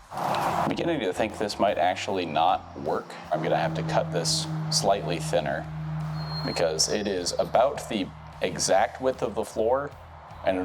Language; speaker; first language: English; native; English